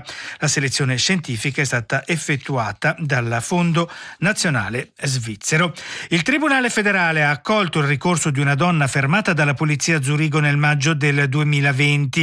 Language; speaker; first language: Italian; native; Italian